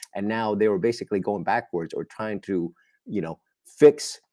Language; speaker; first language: English; non-native, fluent; Vietnamese